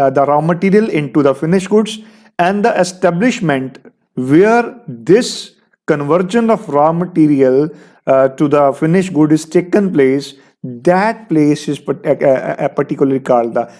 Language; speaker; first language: English; non-native, local second language; Punjabi